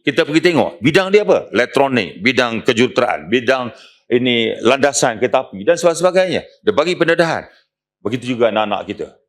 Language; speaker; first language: Malay; native; Malay